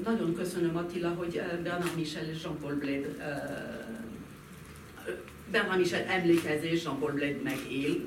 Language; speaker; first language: Hungarian; non-native, fluent; French